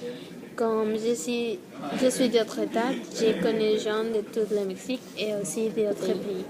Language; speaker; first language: French; non-native, learner; Spanish